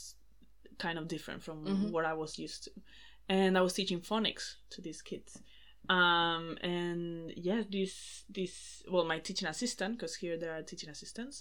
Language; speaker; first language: English; non-native, fluent; Spanish